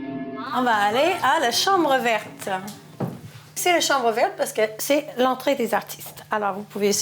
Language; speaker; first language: French; non-native, fluent; English